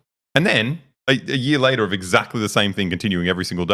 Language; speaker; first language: English; native; English